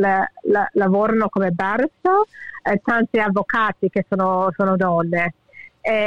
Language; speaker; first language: Italian; early bilingual, heritage; English